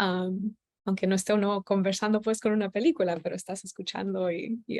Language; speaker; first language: Spanish; early bilingual, heritage; Spanish